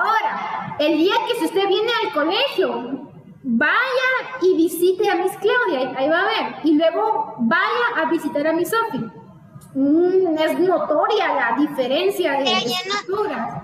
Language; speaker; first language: Spanish; native; Spanish